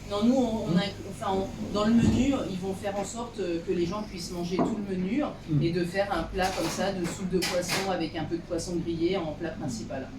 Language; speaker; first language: French; native; French